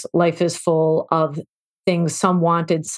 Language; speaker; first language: English; native; English